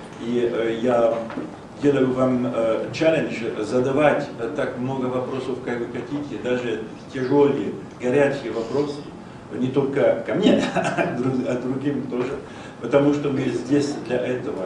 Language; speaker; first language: Russian; non-native, fluent; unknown